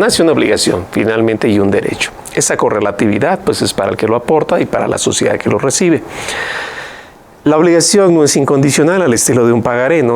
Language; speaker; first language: Spanish; native; Spanish